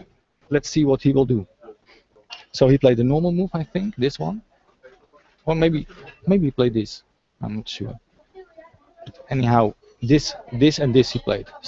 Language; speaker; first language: English; non-native, fluent; Dutch